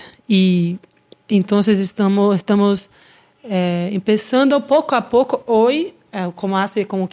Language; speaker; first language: Spanish; non-native, learner; Portuguese